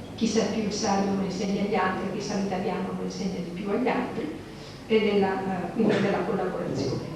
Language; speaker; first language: Italian; native; Italian